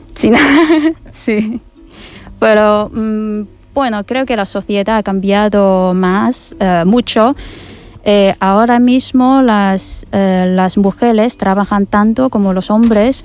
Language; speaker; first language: Spanish; non-native, fluent; Chinese